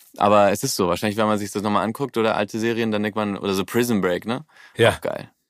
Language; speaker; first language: German; early bilingual, heritage; German